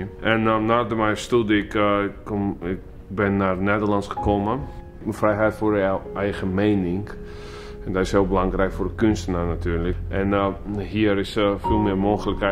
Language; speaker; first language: Dutch; non-native, fluent; Georgian